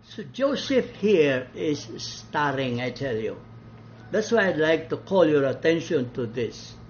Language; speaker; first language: English; non-native, local second language; Cebuano